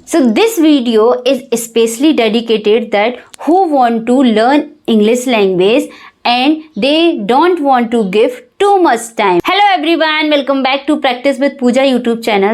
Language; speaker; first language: English; non-native, learner; Hindi